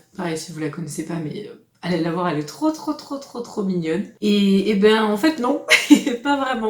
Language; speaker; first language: French; native; French